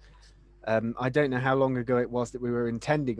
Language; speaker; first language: English; native; English